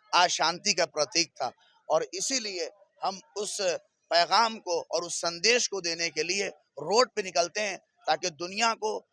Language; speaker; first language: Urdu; native; Urdu